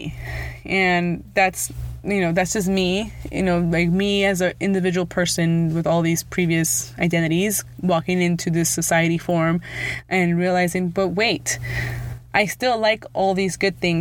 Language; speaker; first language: English; early bilingual, other home language; Spanish